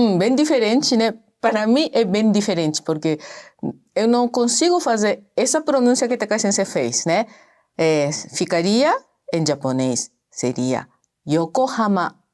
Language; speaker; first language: Portuguese; non-native, fluent; Japanese